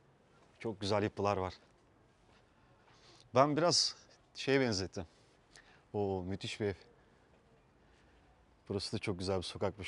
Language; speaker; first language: Turkish; native; Turkish